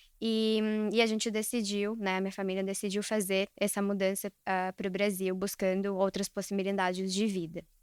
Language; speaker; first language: Portuguese; early bilingual, other home language; Spanish